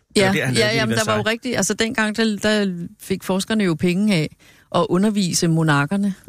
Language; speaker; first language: Danish; native; Danish